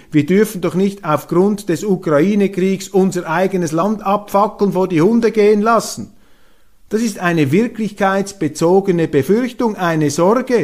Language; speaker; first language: German; native; German